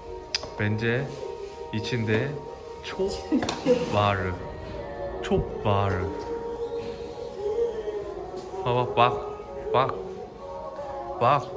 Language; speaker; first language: Turkish; non-native, learner; Korean